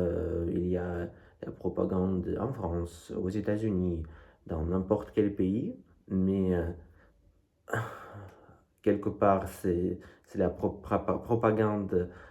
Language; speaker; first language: French; non-native, fluent; Russian